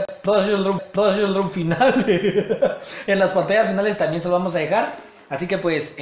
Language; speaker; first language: Spanish; native; Spanish